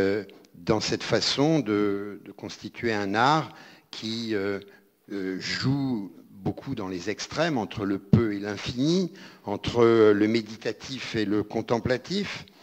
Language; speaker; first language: French; native; French